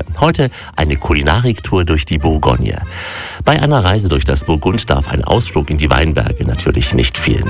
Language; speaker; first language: German; native; German